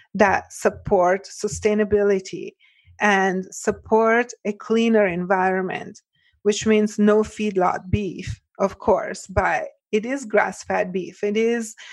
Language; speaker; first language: English; early bilingual, other home language; Italian